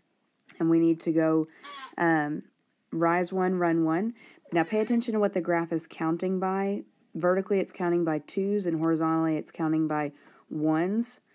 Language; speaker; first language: English; native; English